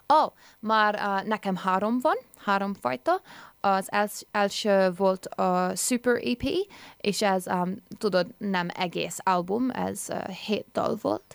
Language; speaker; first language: Hungarian; non-native, learner; English